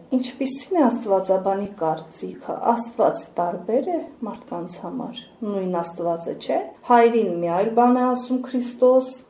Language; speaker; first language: Armenian; native; Armenian